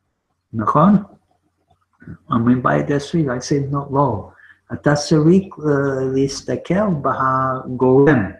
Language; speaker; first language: Hebrew; non-native, fluent; English